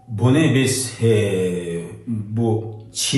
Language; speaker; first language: Turkish; non-native, learner; Uyghur